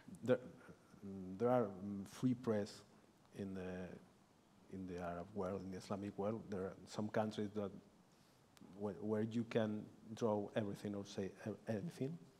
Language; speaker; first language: English; non-native, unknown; Spanish